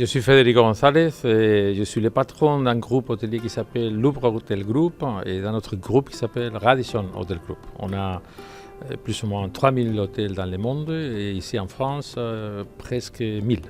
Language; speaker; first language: French; non-native, fluent; Spanish